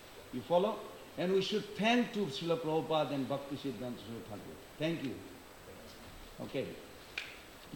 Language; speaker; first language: English; non-native, local second language; Bangla